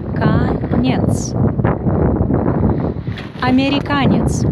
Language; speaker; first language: Russian; non-native, learner; English